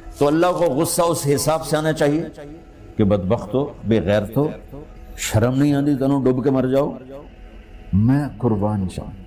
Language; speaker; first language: Urdu; non-native, local second language; Punjabi